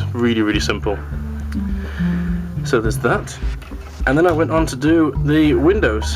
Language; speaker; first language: English; native; English